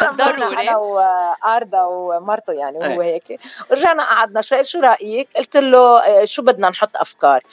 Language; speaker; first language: Arabic; non-native, local second language; Armenian